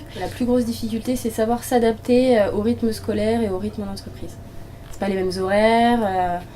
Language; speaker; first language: French; native; French